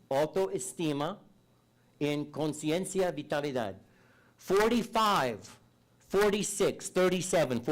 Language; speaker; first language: Spanish; non-native, learner; English